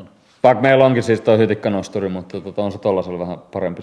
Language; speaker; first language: Finnish; native; Finnish